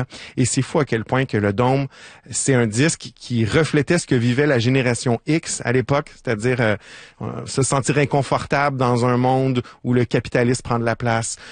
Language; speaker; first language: French; native; French